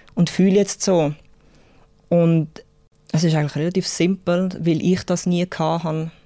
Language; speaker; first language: German; native; German